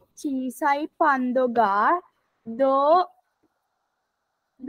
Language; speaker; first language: Japanese; non-native, learner; Sinhala